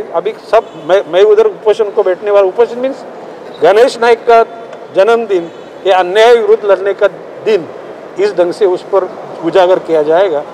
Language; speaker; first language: Hindi; non-native, local second language; Marathi